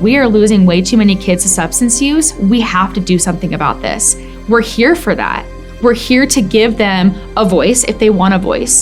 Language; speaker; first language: English; native; English